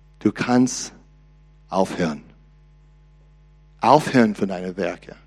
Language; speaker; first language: German; non-native, learner; English